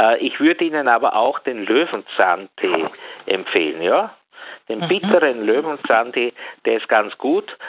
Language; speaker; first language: German; native; German